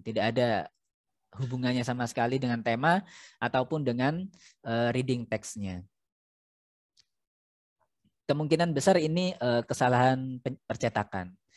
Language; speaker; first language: Indonesian; native; Indonesian